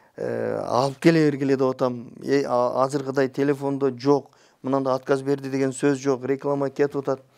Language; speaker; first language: Kyrgyz; native; Kyrgyz